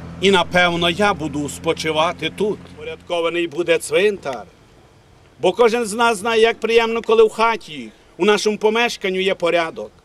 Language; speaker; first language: Ukrainian; native; Ukrainian